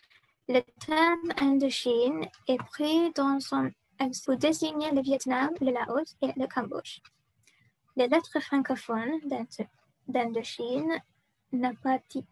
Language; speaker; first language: French; non-native, learner; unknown